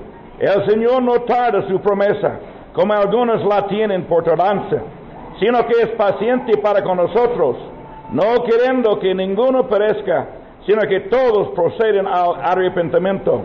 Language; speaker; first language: Spanish; non-native, learner; English